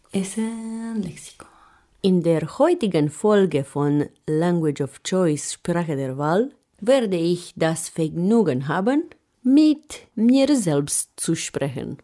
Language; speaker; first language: German; non-native, fluent; Romanian